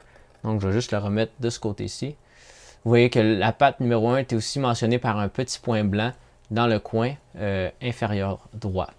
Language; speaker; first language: French; native; French